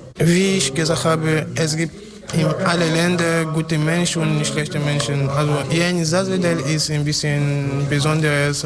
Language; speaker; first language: German; non-native, learner; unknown